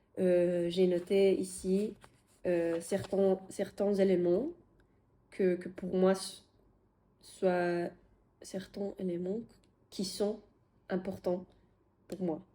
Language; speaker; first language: French; non-native, fluent; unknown